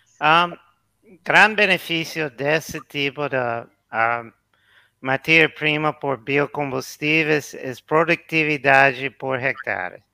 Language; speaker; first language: Portuguese; non-native, learner; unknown